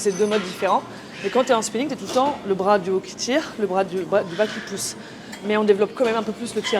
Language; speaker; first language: French; native; French